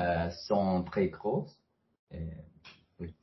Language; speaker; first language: French; non-native, fluent; Spanish